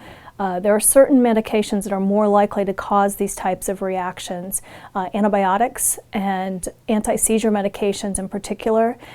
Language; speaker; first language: English; native; English